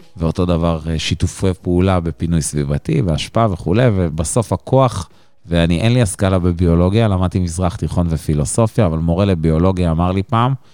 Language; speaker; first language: Hebrew; native; Hebrew